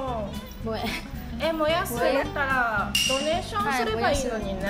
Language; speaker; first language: Japanese; native; Japanese